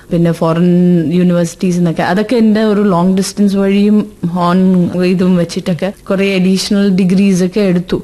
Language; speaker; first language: Malayalam; early bilingual, heritage; Malayalam